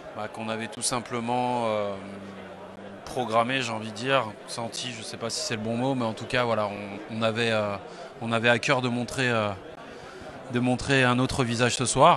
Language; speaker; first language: French; native; French